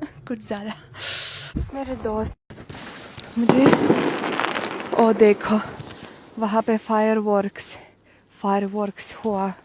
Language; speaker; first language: Hindi; non-native, fluent; Russian